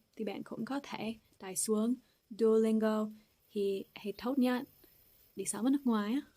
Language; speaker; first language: Vietnamese; non-native, fluent; English